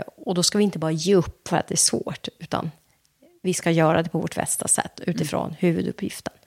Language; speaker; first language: Swedish; non-native, fluent; Persian